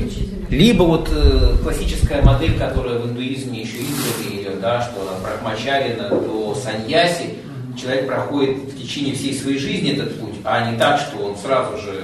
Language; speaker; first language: Russian; native; Russian